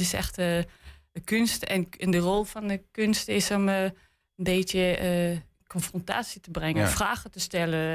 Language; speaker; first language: Dutch; non-native, learner; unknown